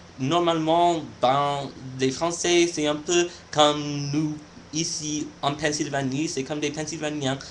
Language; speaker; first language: French; non-native, fluent; English